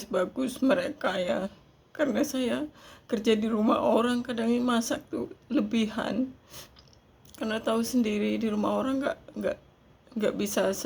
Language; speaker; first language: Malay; non-native, local second language; Javanese